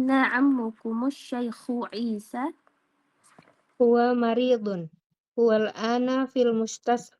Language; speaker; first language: Arabic; non-native, learner; Indonesian